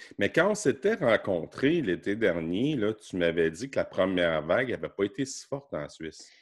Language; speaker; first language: French; native; French